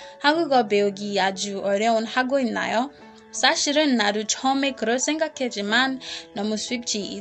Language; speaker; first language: Korean; non-native, learner; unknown